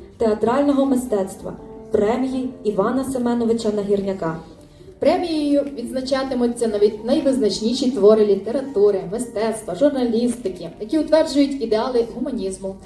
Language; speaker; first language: Ukrainian; native; Ukrainian